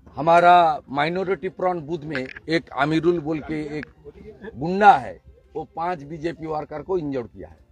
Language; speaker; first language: Hindi; non-native, local second language; Bangla